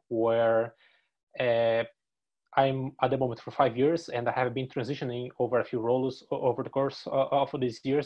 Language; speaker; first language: English; non-native, fluent; Portuguese